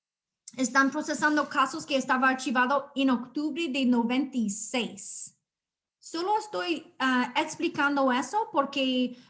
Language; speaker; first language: Spanish; non-native, fluent; English